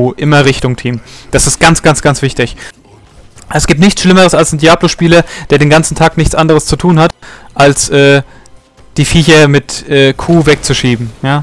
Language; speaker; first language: German; native; German